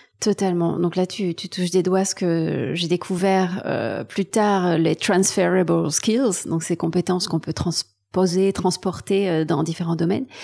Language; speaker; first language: French; native; French